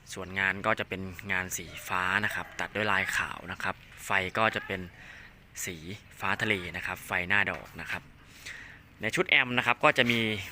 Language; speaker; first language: Thai; non-native, local second language; Northeastern Thai